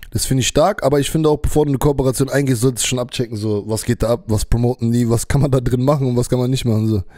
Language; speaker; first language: German; native; German